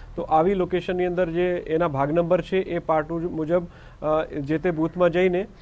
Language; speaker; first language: Gujarati; non-native, local second language; Hindi